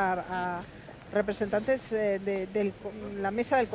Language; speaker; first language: Spanish; native; Spanish